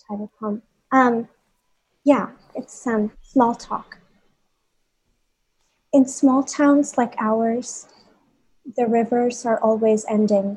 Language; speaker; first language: English; non-native, local second language; Hindi